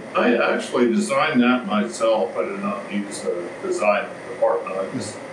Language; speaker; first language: English; native; English